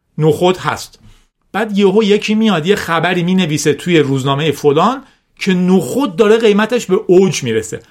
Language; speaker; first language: Persian; non-native, local second language; Azerbaijani